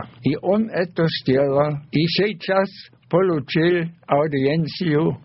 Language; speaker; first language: Russian; non-native, fluent; German